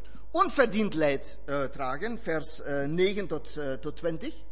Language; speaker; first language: Dutch; non-native, fluent; German